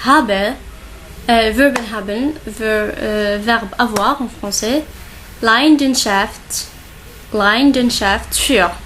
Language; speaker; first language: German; non-native, learner; Arabic